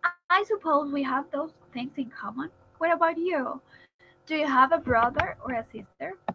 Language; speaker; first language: English; non-native, fluent; Spanish